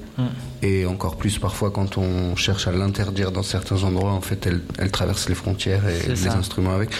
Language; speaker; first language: French; native; French